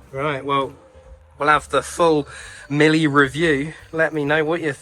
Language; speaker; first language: English; native; English